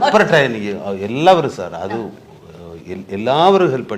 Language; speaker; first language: Tamil; non-native, learner; Malayalam